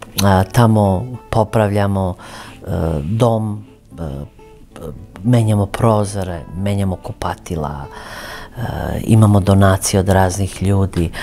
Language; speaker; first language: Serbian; early bilingual, other home language; Croatian